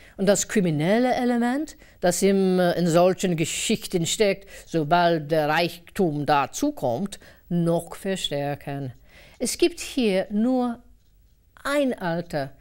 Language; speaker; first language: German; non-native, fluent; English